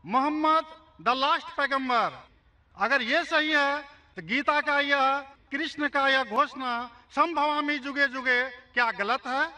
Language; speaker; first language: Hindi; native; Hindi